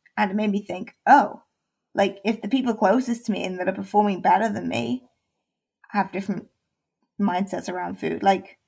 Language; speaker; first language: English; native; English